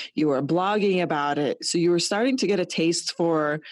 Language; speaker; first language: English; native; English